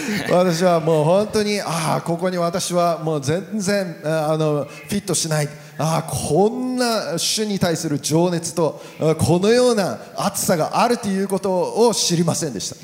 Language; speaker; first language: Japanese; native; Japanese